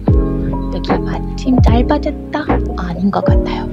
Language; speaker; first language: Korean; non-native, learner; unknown